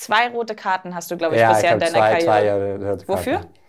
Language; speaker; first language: German; native; German